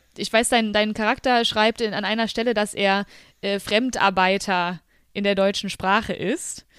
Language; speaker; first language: German; native; German